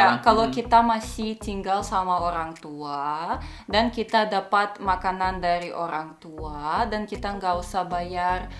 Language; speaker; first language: Indonesian; non-native, fluent; Russian